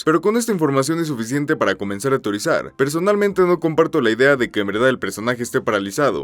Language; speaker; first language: Spanish; native; Spanish